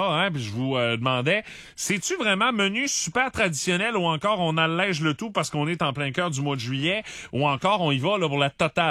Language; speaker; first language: French; native; French